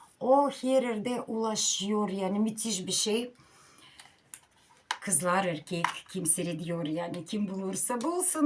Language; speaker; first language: Turkish; non-native, learner; Russian